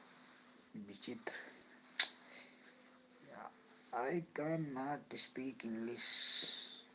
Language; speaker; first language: English; non-native, learner; Hindi